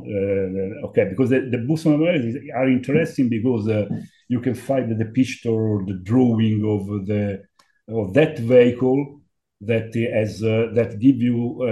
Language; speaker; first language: English; non-native, learner; Italian